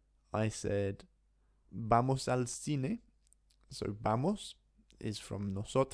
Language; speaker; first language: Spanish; non-native, fluent; English